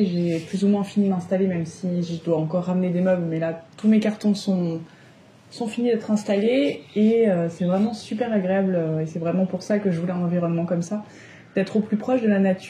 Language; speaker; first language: French; native; French